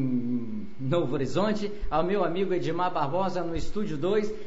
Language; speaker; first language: Portuguese; native; Portuguese